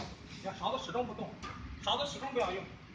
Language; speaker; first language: Chinese; native; Chinese